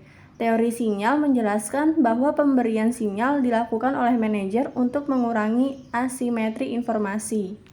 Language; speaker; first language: Indonesian; native; Indonesian